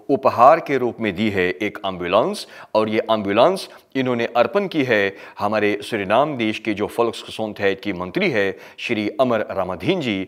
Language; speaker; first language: Hindi; early bilingual, heritage; Hindi